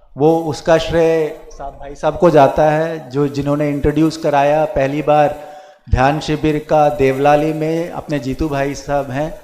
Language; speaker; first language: Hindi; non-native, local second language; Kannada